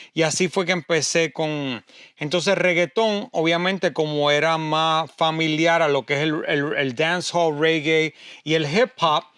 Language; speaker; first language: Spanish; early bilingual, heritage; Spanish